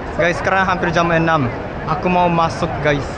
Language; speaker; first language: Indonesian; non-native, fluent; Japanese